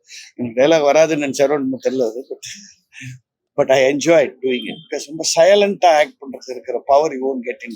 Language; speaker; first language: Tamil; native; Tamil